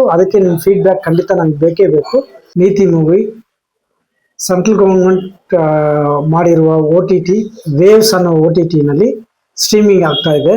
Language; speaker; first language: Kannada; non-native, local second language; Tamil